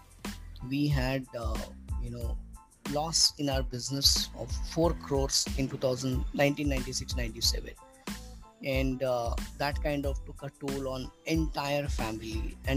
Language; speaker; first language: English; non-native, local second language; Hindi